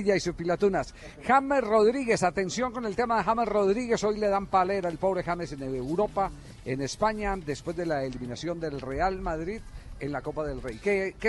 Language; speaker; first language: Spanish; native; Spanish